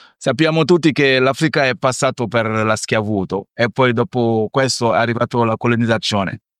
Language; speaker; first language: Italian; non-native, fluent; Wolof